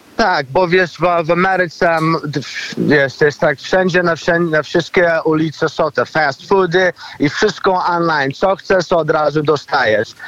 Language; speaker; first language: Polish; early bilingual, heritage; Polish